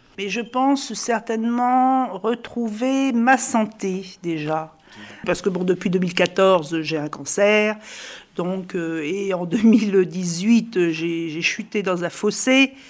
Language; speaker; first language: French; native; French